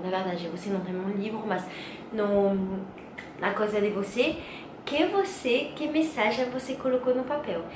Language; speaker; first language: Portuguese; non-native, learner; French